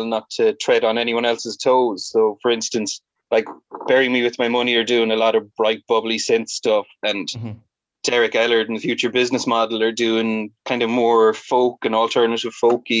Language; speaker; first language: English; native; English